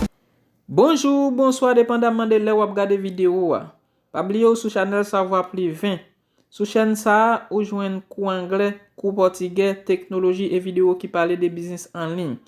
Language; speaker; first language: French; non-native, local second language; Haitian Creole